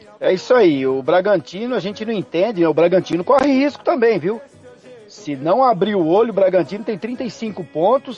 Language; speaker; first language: Portuguese; native; Portuguese